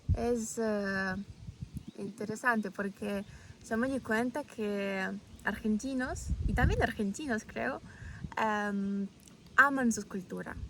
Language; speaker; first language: Spanish; non-native, fluent; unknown